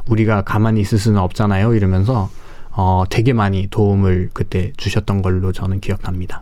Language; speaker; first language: Korean; non-native, fluent; Nepali